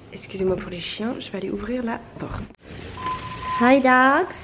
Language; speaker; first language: French; native; French